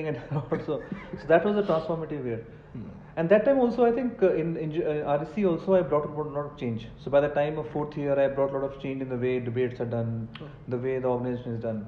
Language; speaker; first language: English; non-native, local second language; Punjabi